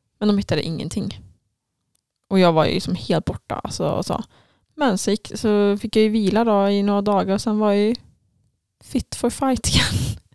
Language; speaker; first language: Swedish; native; Swedish